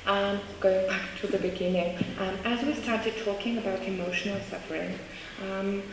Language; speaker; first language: English; non-native, fluent; Bulgarian